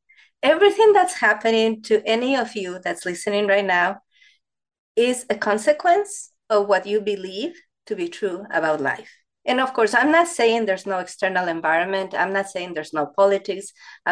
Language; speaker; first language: English; non-native, fluent; Spanish